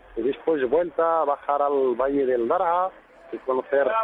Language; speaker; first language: Spanish; non-native, fluent; Arabic